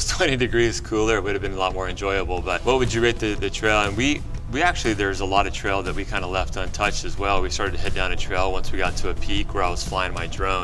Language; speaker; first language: English; native; English